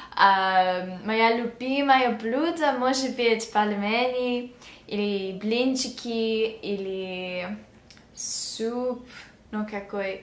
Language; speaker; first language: Russian; early bilingual, heritage; English